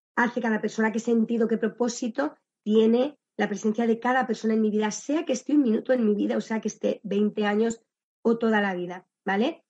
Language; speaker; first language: Spanish; native; Spanish